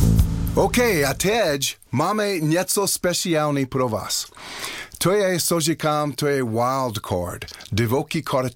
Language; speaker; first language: Czech; non-native, learner; English